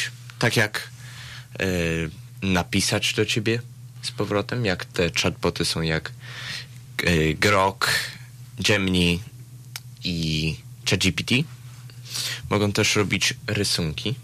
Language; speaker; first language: Polish; early bilingual, heritage; Polish